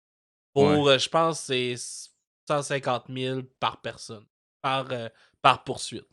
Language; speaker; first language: French; native; French